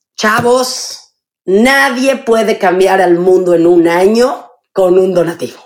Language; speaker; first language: Spanish; native; Spanish